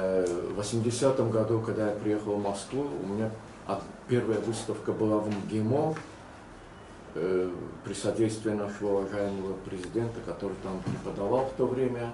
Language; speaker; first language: Russian; non-native, local second language; Azerbaijani